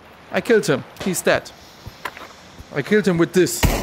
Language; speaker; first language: English; non-native, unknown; German